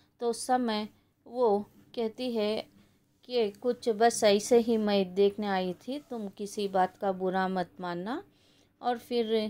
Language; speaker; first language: Hindi; non-native, local second language; Kannada